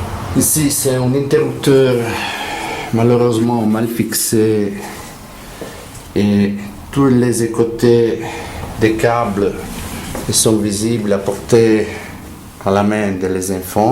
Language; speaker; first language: French; non-native, learner; Italian